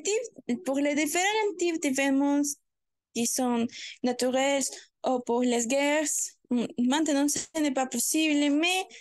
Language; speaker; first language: French; non-native, learner; Spanish